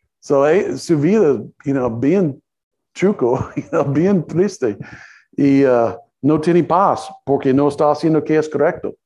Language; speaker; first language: Spanish; non-native, learner; English